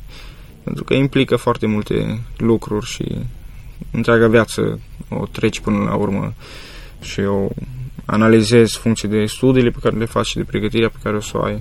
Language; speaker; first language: Romanian; native; Romanian